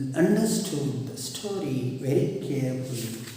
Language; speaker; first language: English; non-native, local second language; Marathi